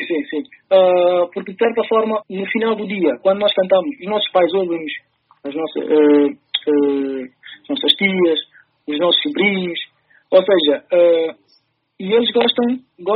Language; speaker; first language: Portuguese; early bilingual, other home language; Upper Guinea Crioulo